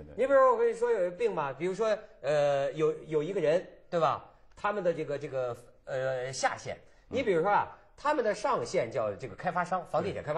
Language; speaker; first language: Chinese; native; Chinese